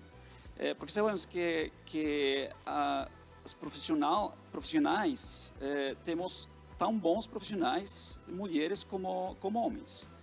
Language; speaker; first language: Portuguese; non-native, fluent; Norwegian